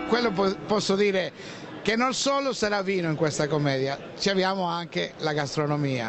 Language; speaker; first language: Italian; non-native, fluent; Spanish